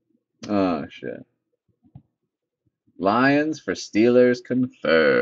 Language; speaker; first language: English; native; English